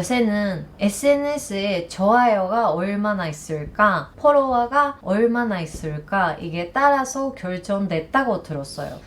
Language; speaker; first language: Korean; non-native, learner; Japanese